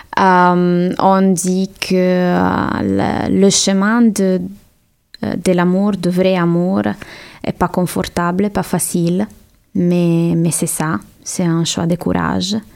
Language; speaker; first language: French; non-native, learner; Italian